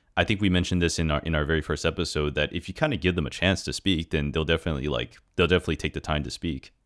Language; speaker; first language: English; early bilingual, other home language; Lao